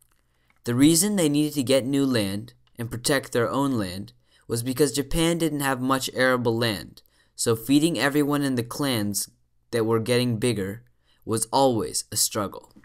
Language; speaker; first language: English; native; English